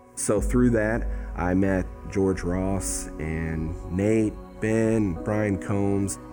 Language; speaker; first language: English; native; English